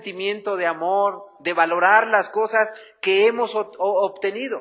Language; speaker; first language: Spanish; native; Spanish